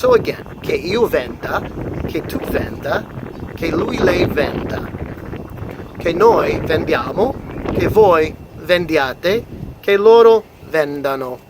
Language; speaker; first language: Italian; non-native, fluent; English